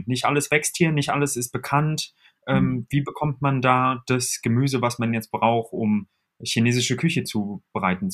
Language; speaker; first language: German; native; German